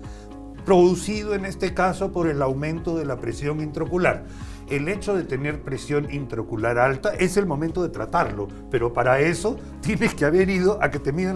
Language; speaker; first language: Spanish; native; Spanish